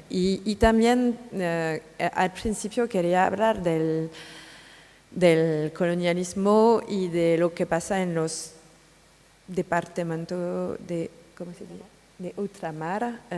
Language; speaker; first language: Spanish; non-native, learner; French